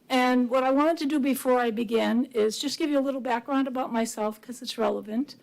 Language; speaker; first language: English; native; English